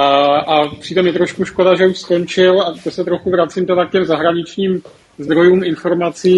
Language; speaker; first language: Czech; native; Czech